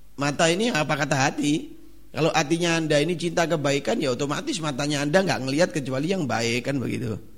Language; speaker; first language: Indonesian; non-native, local second language; Javanese